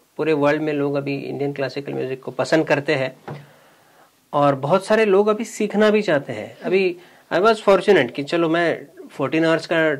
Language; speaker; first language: Hindi; non-native, local second language; Marathi